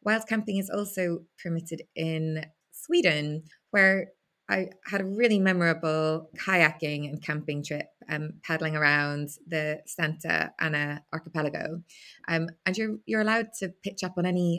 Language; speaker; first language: English; native; English